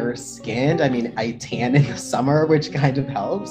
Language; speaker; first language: English; early bilingual, other home language; Spanish